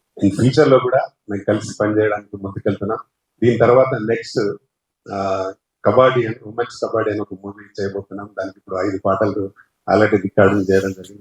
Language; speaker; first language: Telugu; native; Telugu